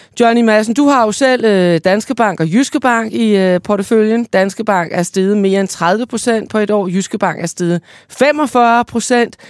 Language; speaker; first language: Danish; native; Danish